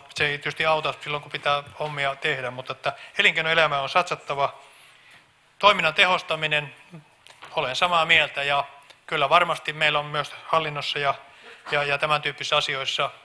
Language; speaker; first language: Finnish; native; Finnish